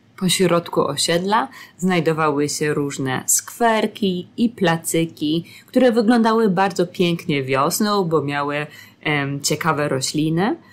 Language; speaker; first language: Polish; native; Polish